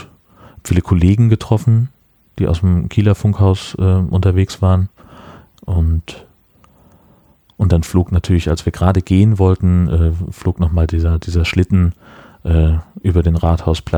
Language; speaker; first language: German; native; German